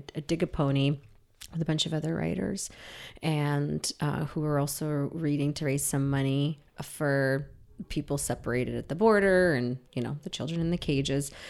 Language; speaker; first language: English; early bilingual, other home language; Russian